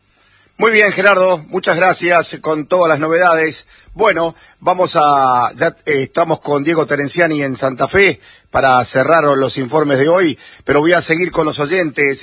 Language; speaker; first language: Spanish; native; Spanish